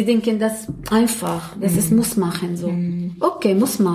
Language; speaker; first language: German; non-native, learner; Arabic